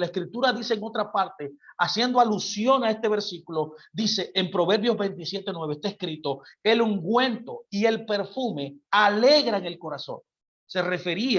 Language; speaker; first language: Spanish; native; Spanish